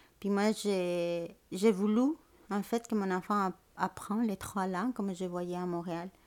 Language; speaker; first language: French; non-native, fluent; Spanish